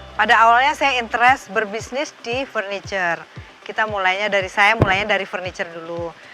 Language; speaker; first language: Indonesian; native; Indonesian